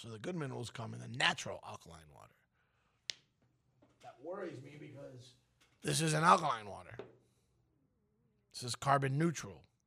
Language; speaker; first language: English; early bilingual, other home language; Spanish